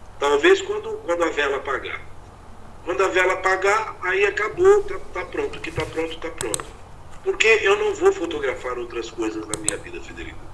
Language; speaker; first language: Portuguese; native; Portuguese